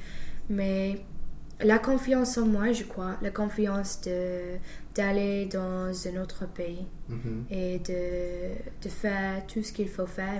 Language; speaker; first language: French; non-native, fluent; English